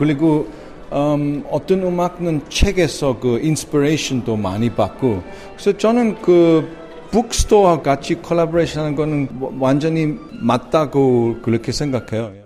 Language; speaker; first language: Korean; early bilingual, heritage; English